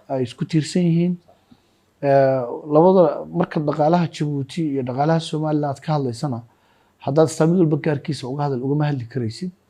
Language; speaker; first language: Somali; native; Somali